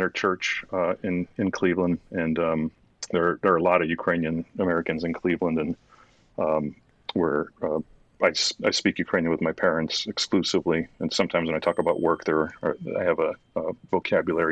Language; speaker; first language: English; early bilingual, other home language; Ukrainian